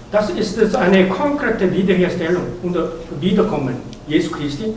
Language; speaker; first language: German; non-native, learner; Korean